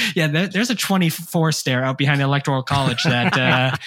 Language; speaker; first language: English; native; English